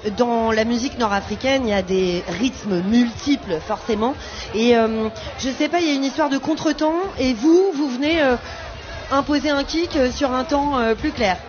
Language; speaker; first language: French; native; French